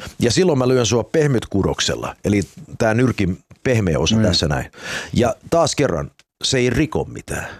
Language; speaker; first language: Finnish; early bilingual, heritage; Finnish